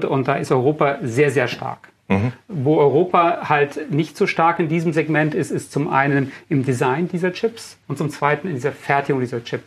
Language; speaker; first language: German; native; German